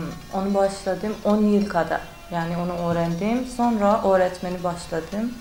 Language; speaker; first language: Turkish; non-native, learner; Persian